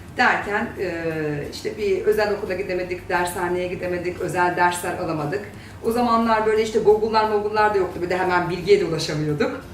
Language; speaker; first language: Turkish; native; Turkish